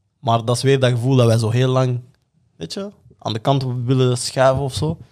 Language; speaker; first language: Dutch; native; Dutch